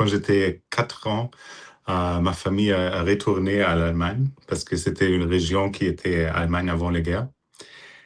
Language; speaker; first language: French; non-native, fluent; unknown